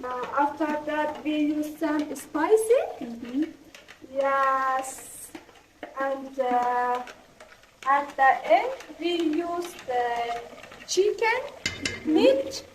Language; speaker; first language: English; non-native, learner; Persian